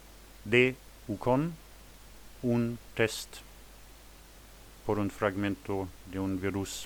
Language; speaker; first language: Spanish; non-native, fluent; German